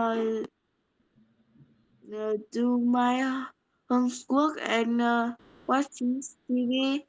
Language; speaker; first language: English; non-native, learner; Polish